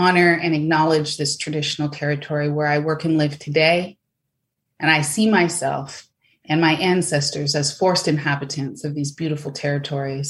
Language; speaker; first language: English; native; English